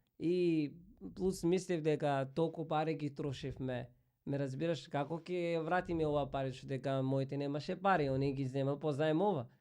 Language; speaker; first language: Macedonian; non-native, fluent; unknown